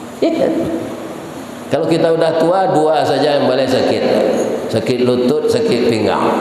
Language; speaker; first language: Malay; non-native, local second language; Minangkabau